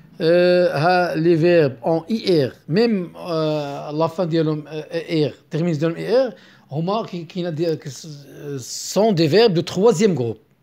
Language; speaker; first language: French; non-native, local second language; Arabic